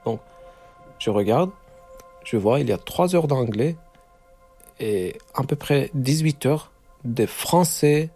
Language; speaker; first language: French; non-native, fluent; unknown